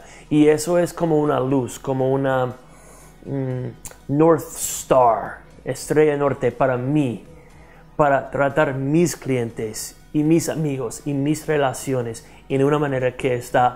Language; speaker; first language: Spanish; non-native, fluent; English